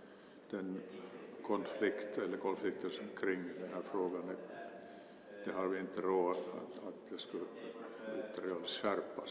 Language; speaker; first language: Swedish; non-native, local second language; Finnish